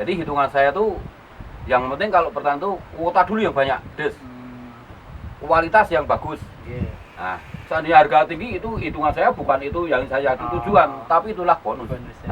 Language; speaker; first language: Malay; non-native, local second language; Javanese